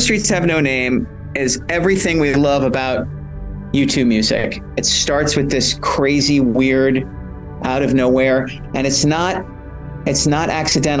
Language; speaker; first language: English; native; English